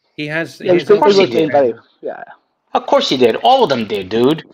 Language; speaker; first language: English; native; English